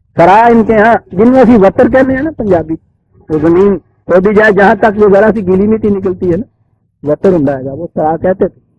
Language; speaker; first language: Urdu; non-native, local second language; Punjabi